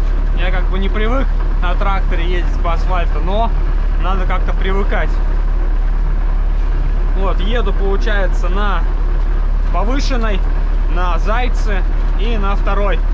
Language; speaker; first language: Russian; native; Russian